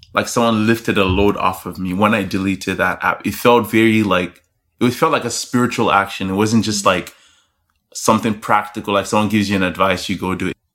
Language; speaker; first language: English; non-native, local second language; Yoruba